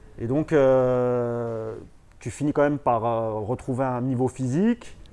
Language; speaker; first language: French; native; French